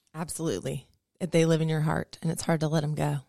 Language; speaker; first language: English; native; English